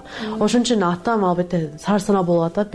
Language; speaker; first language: Kyrgyz; non-native, learner; English